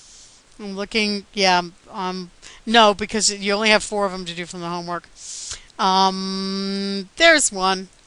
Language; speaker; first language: English; native; English